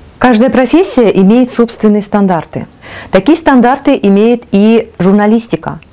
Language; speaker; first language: Russian; non-native, local second language; Tajik